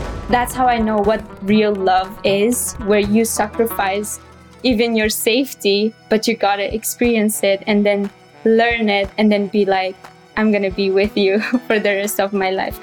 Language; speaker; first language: English; non-native, fluent; Persian